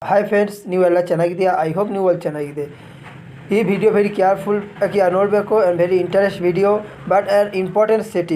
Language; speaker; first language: Kannada; non-native, local second language; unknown